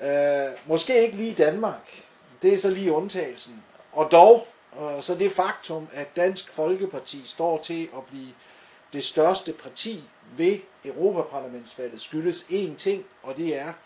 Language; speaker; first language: Danish; native; Danish